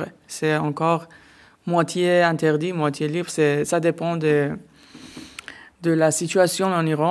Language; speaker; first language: French; non-native, learner; Persian